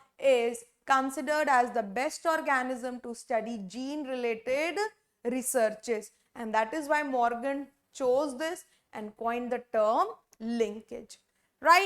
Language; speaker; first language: English; non-native, local second language; Hindi